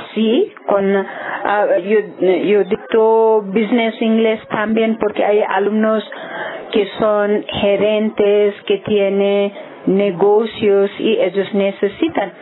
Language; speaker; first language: Spanish; non-native, learner; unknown